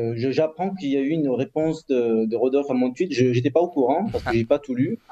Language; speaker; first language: French; native; French